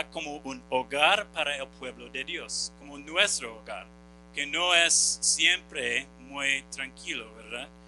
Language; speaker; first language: Spanish; non-native, fluent; English